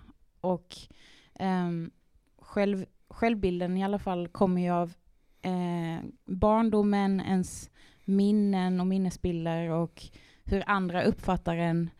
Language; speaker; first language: Swedish; native; Swedish